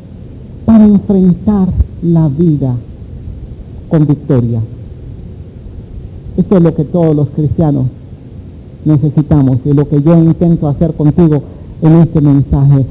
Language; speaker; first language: Spanish; native; Spanish